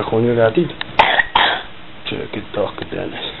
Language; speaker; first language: Spanish; native; Spanish